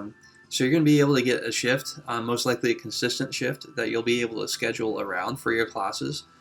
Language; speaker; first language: English; native; English